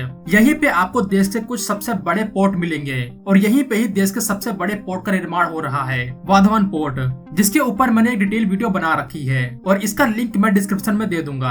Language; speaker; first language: Hindi; native; Hindi